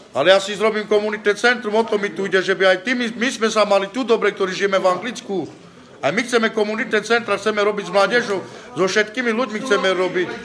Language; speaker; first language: Slovak; non-native, local second language; Romany